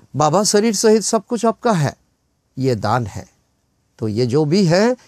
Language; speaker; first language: Hindi; non-native, local second language; Bangla